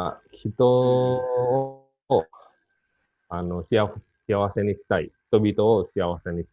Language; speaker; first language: Japanese; non-native, fluent; Indonesian